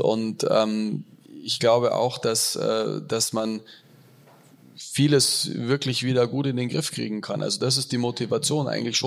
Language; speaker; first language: German; native; German